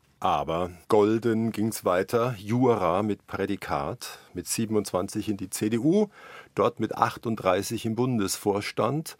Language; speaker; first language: German; native; German